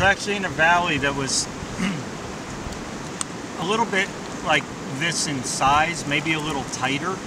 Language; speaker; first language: English; native; English